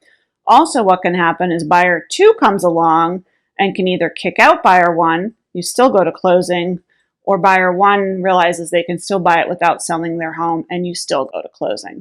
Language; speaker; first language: English; native; English